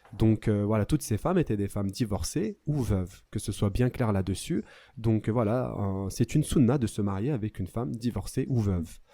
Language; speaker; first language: French; native; French